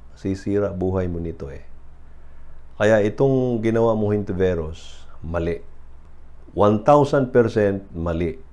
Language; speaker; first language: Filipino; native; Filipino